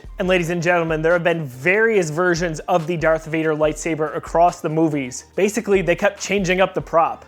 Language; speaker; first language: English; native; English